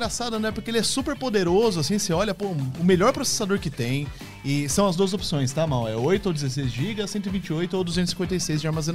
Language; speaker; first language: Portuguese; native; Portuguese